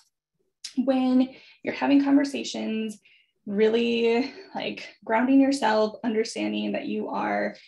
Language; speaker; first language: English; native; English